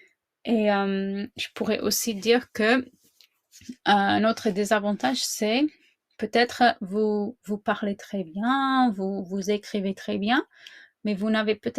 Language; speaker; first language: French; non-native, fluent; English